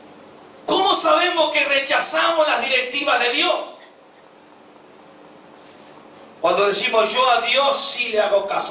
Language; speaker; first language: Spanish; native; Spanish